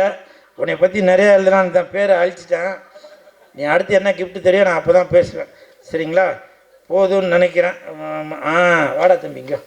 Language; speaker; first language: Tamil; native; Tamil